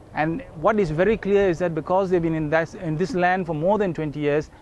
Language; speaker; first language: English; non-native, local second language; Tamil